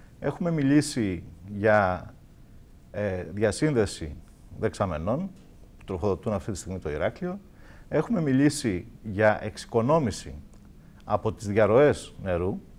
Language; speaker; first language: Greek; native; Greek